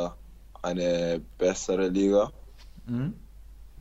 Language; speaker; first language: German; non-native, learner; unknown